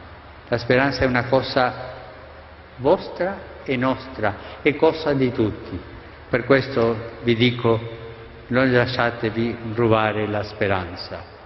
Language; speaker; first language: Italian; non-native, fluent; Spanish